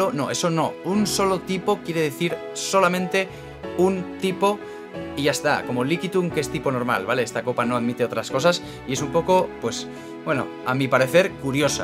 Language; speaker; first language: Spanish; native; Spanish